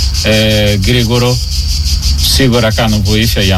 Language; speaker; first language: Greek; non-native, learner; Portuguese